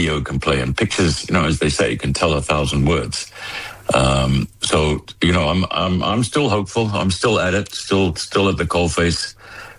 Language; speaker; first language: English; native; English